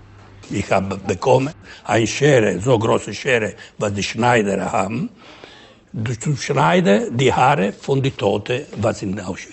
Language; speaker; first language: German; non-native, learner; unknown